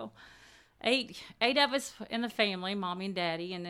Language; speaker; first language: English; native; English